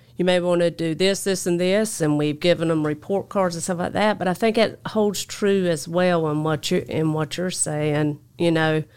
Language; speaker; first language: English; native; English